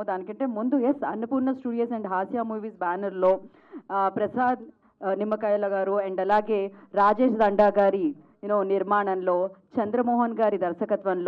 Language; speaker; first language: Telugu; native; Telugu